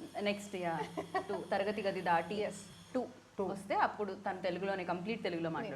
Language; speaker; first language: Telugu; native; Telugu